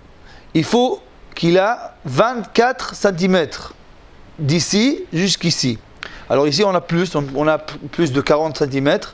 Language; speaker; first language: French; non-native, learner; Hebrew